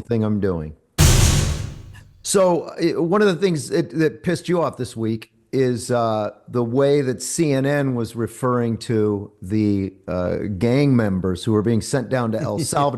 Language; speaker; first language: English; native; English